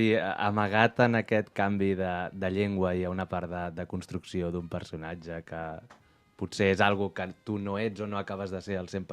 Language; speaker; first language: Catalan; native; Catalan